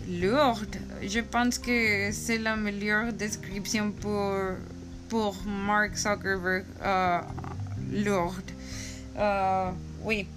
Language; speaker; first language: French; non-native, learner; Spanish